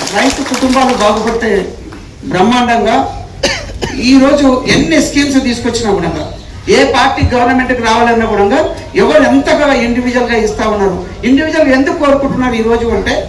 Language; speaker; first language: Telugu; native; Telugu